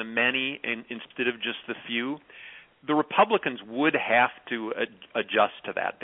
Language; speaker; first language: English; native; English